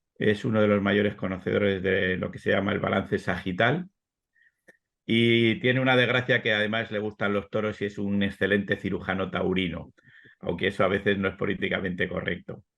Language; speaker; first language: Spanish; native; Spanish